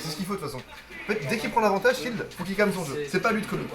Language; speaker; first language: French; native; French